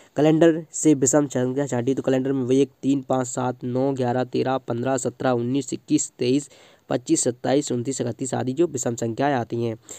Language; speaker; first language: Hindi; native; Hindi